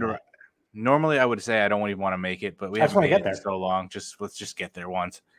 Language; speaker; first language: English; native; English